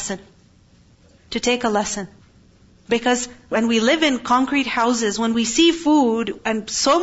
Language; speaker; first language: English; non-native, local second language; Urdu